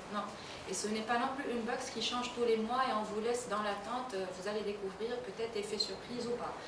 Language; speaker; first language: French; native; French